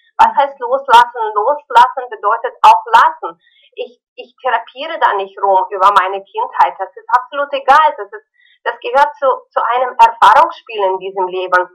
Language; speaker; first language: German; non-native, fluent; Russian